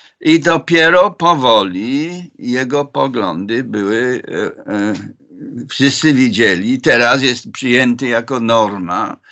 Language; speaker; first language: Polish; non-native, fluent; English